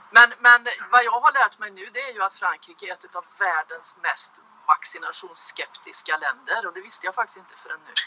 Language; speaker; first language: Swedish; native; Swedish